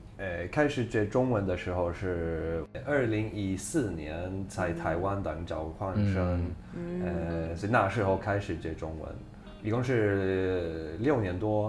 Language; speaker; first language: Chinese; non-native, fluent; Swedish